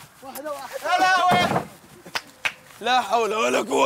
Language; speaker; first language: Arabic; native; Arabic